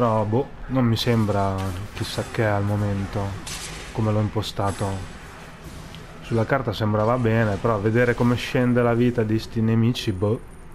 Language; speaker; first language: Italian; native; Italian